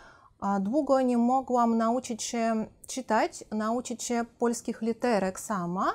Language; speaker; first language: Polish; non-native, fluent; Russian